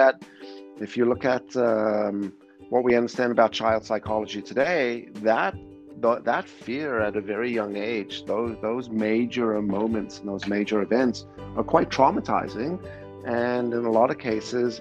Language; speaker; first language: English; native; English